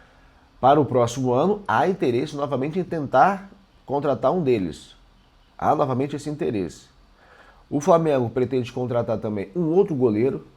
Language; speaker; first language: Portuguese; native; Portuguese